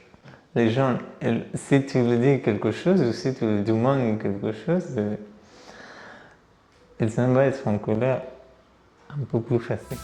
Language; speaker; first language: French; non-native, learner; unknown